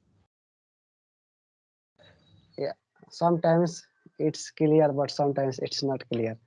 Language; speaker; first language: English; non-native, learner; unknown